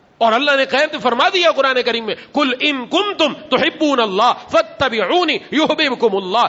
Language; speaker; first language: Urdu; non-native, local second language; Punjabi